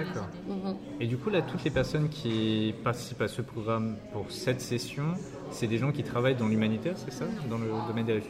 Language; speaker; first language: French; native; French